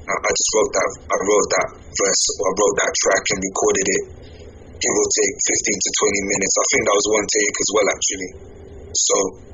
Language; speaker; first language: English; native; English